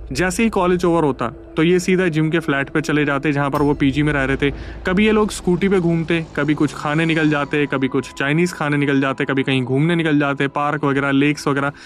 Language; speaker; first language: Hindi; native; Hindi